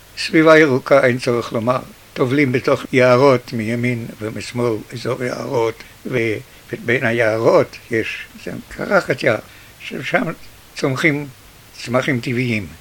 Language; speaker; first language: Hebrew; early bilingual, other home language; Yiddish